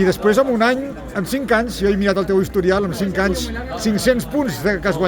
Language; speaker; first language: Catalan; native; Catalan